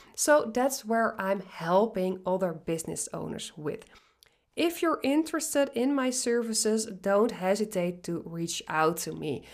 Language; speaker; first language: English; non-native, fluent; Dutch